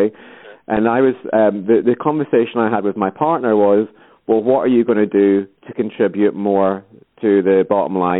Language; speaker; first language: English; native; English